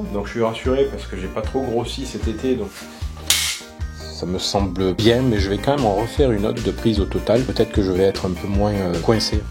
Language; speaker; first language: French; native; French